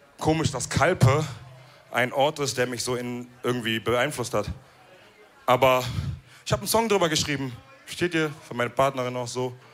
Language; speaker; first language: German; early bilingual, other home language; Wolof